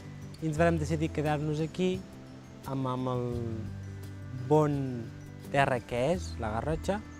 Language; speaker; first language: Catalan; early bilingual, other home language; Georgian